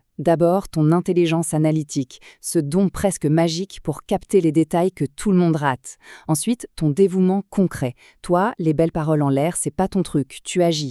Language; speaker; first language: French; native; French